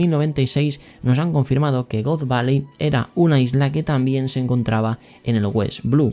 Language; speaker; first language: Spanish; native; Spanish